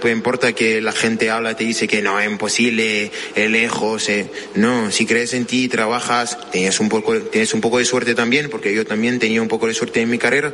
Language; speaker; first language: Spanish; non-native, fluent; French